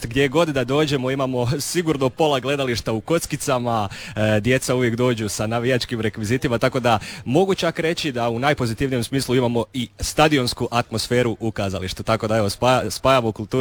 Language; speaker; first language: Croatian; native; Croatian